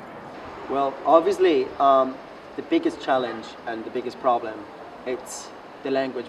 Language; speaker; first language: English; non-native, fluent; Italian